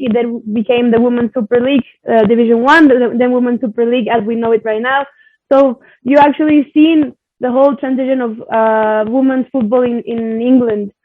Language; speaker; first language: English; non-native, fluent; Spanish